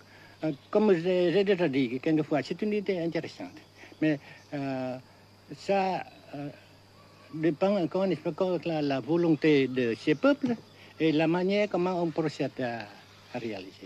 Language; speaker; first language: French; non-native, fluent; Vietnamese